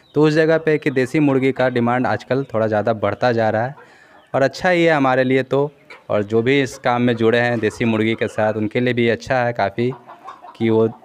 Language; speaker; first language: Hindi; native; Hindi